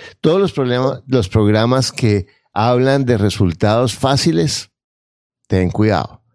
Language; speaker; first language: Spanish; native; Spanish